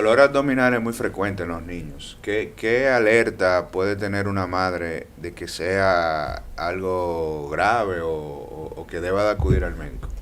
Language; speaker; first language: Spanish; native; Spanish